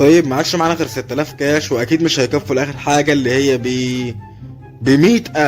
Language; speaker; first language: Arabic; native; Arabic